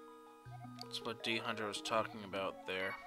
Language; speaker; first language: English; native; English